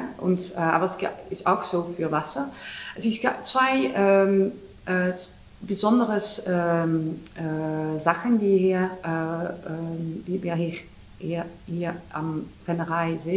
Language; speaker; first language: German; non-native, learner; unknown